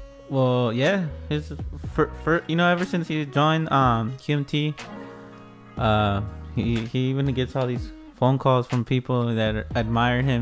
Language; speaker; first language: English; early bilingual, other home language; Spanish